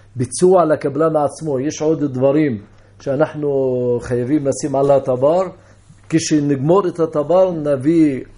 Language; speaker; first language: Hebrew; non-native, local second language; Arabic